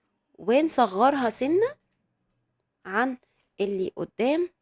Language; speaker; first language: Arabic; native; Arabic